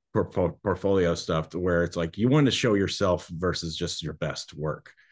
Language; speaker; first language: English; native; English